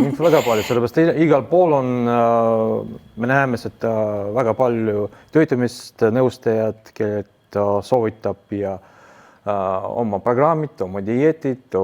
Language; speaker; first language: Estonian; non-native, local second language; Russian